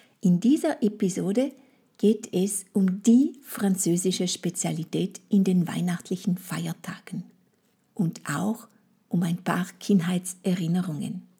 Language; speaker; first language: German; non-native, fluent; French